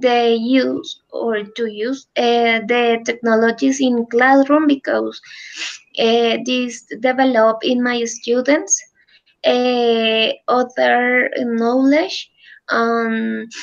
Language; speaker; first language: English; non-native, learner; Spanish